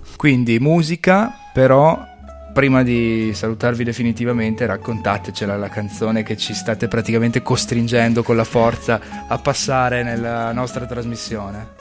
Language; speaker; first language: Italian; native; Italian